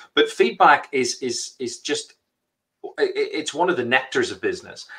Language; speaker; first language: English; native; English